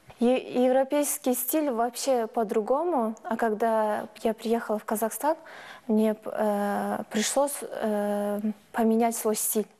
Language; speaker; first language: Russian; non-native, local second language; Turkish